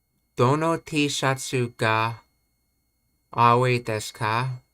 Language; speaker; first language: Japanese; non-native, learner; English